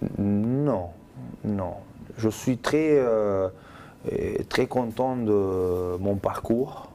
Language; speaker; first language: French; non-native, fluent; Spanish